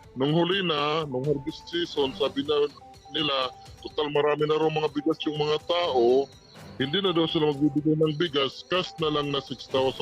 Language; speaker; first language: Filipino; non-native, local second language; Waray